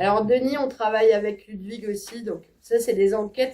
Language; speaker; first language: French; native; French